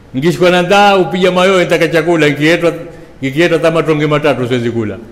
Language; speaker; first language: Swahili; native; Swahili